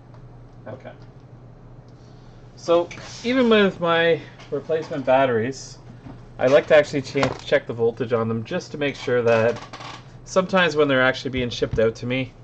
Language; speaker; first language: English; native; English